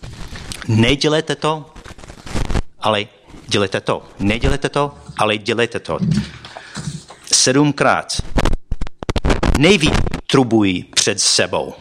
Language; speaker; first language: Czech; non-native, fluent; English